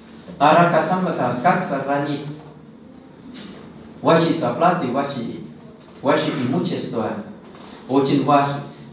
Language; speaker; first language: Russian; non-native, learner; Thai